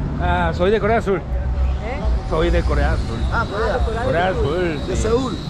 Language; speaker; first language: Spanish; non-native, learner; Korean